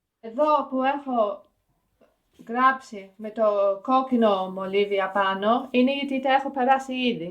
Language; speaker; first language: Greek; non-native, fluent; English